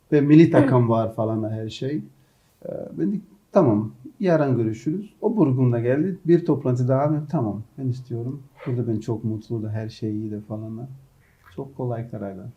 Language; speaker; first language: Turkish; non-native, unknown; Portuguese